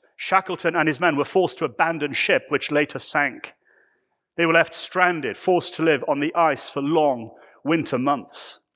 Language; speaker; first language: English; native; English